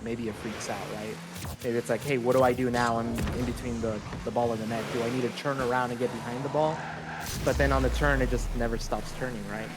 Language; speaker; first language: English; native; English